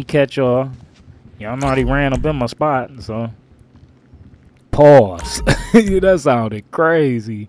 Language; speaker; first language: English; native; English